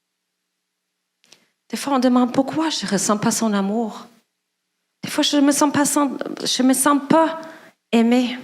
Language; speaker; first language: French; non-native, fluent; German